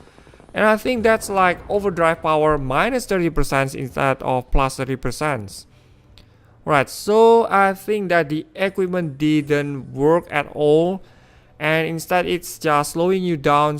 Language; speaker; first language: English; non-native, fluent; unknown